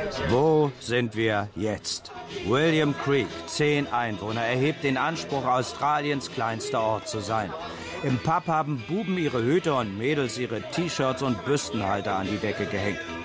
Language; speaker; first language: German; native; German